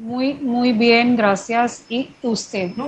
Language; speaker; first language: Spanish; non-native, learner; Hindi